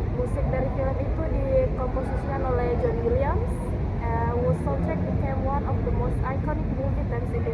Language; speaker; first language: English; non-native, learner; Indonesian